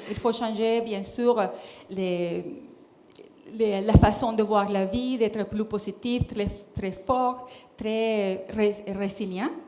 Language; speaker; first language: French; non-native, fluent; Spanish